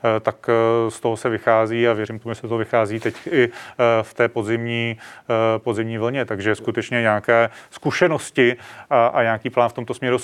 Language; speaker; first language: Czech; native; Czech